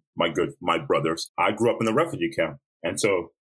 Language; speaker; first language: English; early bilingual, other home language; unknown